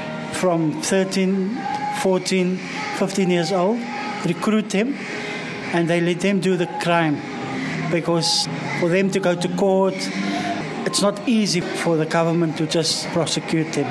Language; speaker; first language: English; non-native, local second language; Afrikaans